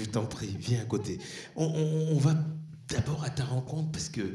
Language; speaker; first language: French; native; French